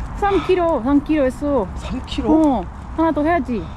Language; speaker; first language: Korean; non-native, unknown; Spanish